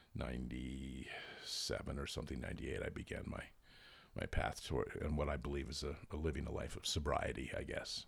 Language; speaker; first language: English; native; English